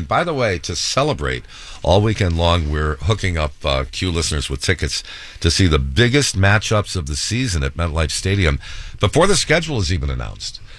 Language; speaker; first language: English; native; English